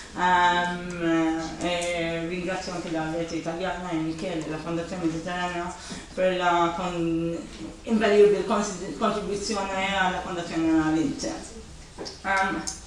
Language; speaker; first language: Italian; non-native, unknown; Maltese